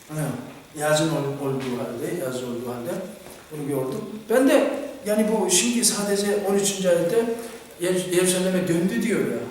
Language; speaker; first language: Turkish; non-native, fluent; Korean